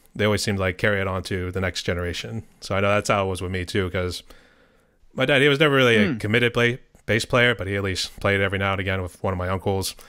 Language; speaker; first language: English; native; English